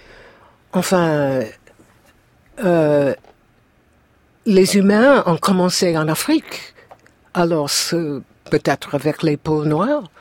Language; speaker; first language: French; non-native, fluent; English